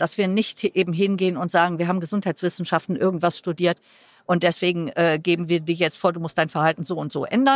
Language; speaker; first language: German; native; German